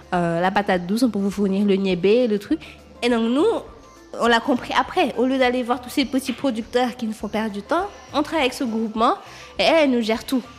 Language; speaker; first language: French; non-native, local second language; Wolof